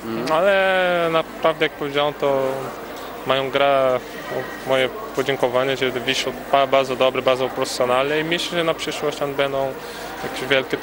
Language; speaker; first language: Polish; non-native, learner; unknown